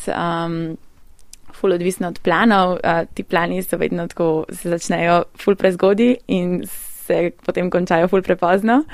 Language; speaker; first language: Slovenian; non-native, fluent; Italian